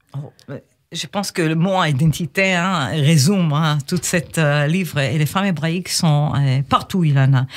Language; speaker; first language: French; non-native, fluent; Hebrew